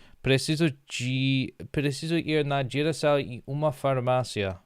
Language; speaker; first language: Portuguese; non-native, learner; English